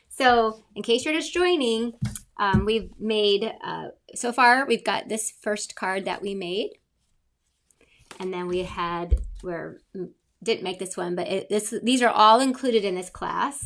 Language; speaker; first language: English; native; English